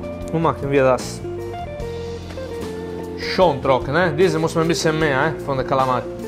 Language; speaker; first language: German; non-native, learner; Italian